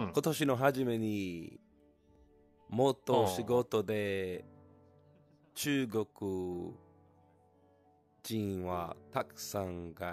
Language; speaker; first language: Japanese; non-native, learner; English